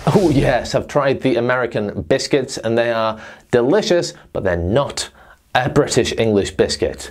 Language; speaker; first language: English; native; English